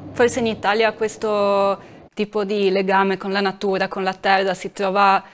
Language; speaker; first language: Italian; native; Italian